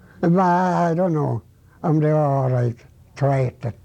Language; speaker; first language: English; non-native, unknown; Swedish